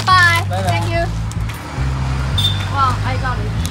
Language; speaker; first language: English; non-native, learner; Korean